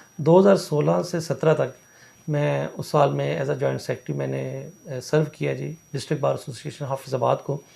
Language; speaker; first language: Urdu; non-native, local second language; Punjabi